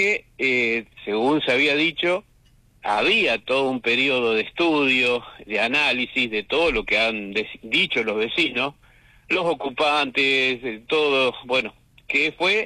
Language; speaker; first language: Spanish; native; Spanish